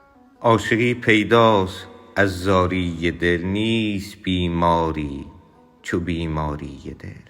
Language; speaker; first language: Persian; native; Persian